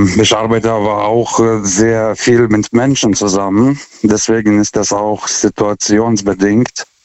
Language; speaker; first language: German; non-native, fluent; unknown